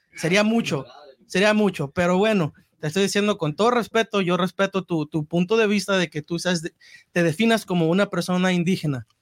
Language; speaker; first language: Spanish; early bilingual, heritage; Spanish